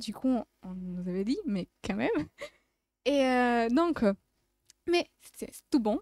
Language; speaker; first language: French; non-native, fluent; Spanish